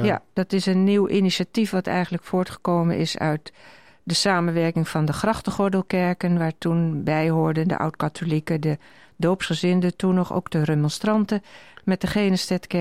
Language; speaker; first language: Dutch; native; Dutch